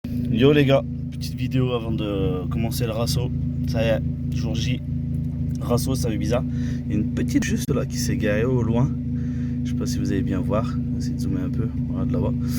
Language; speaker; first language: French; native; French